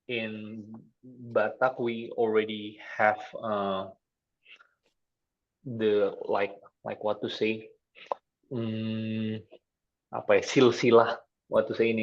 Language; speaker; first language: English; non-native, fluent; Indonesian